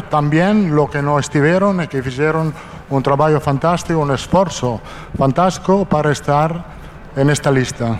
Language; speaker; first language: Portuguese; non-native, fluent; Italian